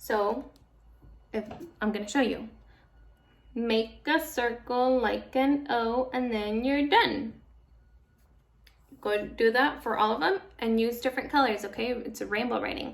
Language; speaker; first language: English; native; English